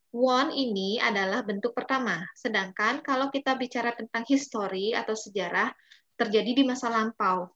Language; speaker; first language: Indonesian; non-native, local second language; Balinese